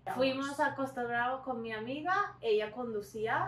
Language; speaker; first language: Spanish; non-native, learner; Turkish